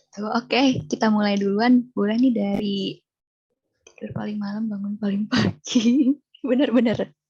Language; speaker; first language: Indonesian; native; Indonesian